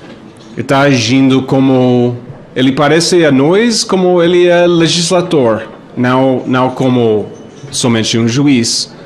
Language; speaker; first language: Portuguese; non-native, fluent; English